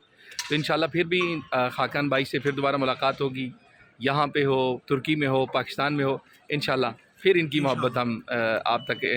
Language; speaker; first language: Urdu; native; Urdu